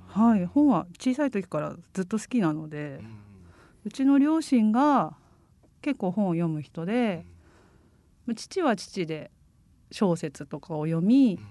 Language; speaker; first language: Japanese; native; Japanese